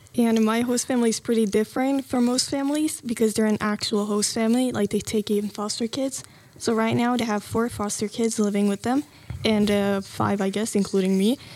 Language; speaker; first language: English; non-native, fluent; Norwegian